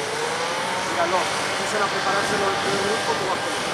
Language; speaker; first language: Spanish; native; Spanish